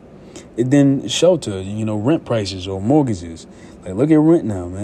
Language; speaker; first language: English; native; English